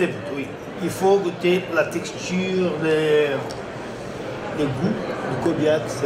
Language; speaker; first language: French; non-native, learner; Portuguese